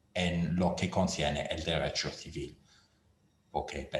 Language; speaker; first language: Spanish; non-native, fluent; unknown